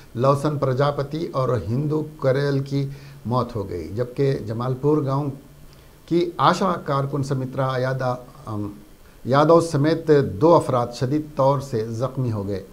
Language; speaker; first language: Urdu; native; Urdu